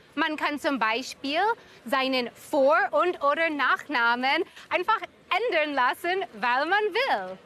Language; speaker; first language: German; non-native, fluent; English